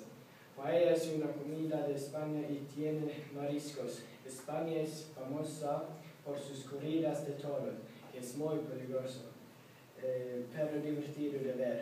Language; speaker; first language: Spanish; non-native, learner; Swedish